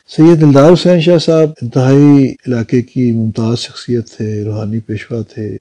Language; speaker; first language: Urdu; native; Urdu